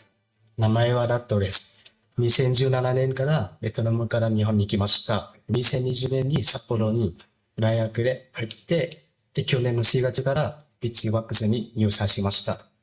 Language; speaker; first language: Japanese; non-native, fluent; Vietnamese